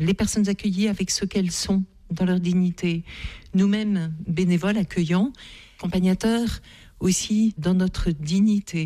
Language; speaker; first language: French; native; French